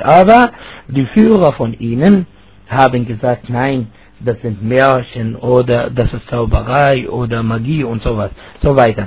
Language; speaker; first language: German; non-native, fluent; Arabic